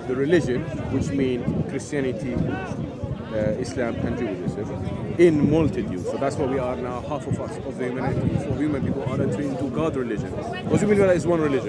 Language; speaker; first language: English; non-native, fluent; Arabic